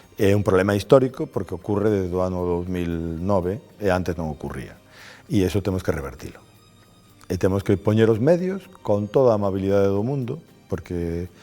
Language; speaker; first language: Galician; non-native, local second language; Spanish